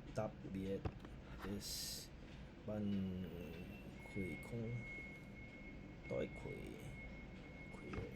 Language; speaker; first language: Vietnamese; non-native, learner; English